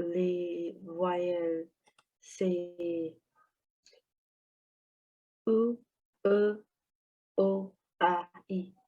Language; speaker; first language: French; non-native, learner; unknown